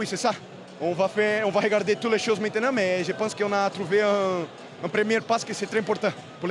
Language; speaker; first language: French; non-native, learner; Portuguese